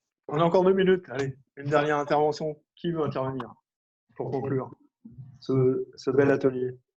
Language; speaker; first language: French; native; French